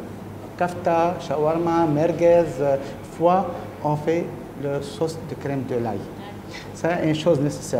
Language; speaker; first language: French; non-native, learner; Arabic